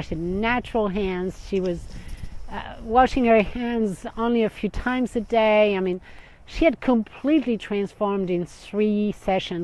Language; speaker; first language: English; non-native, fluent; French